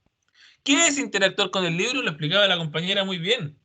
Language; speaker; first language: Spanish; native; Spanish